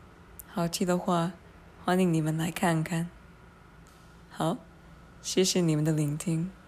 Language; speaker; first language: Chinese; non-native, fluent; English